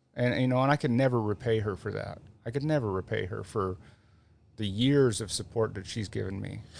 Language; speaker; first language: English; native; English